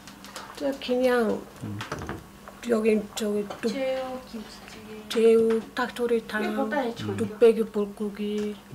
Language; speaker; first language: Korean; non-native, learner; Mongolian